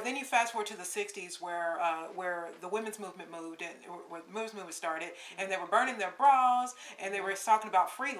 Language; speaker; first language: English; native; English